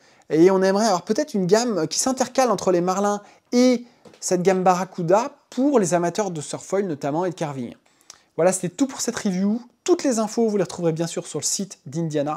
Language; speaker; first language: French; native; French